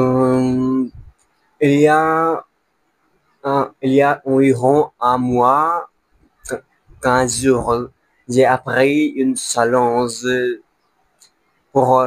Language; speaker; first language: French; non-native, learner; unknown